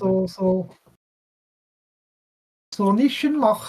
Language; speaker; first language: German; non-native, fluent; French